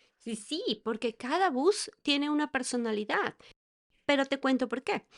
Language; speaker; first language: Spanish; native; Spanish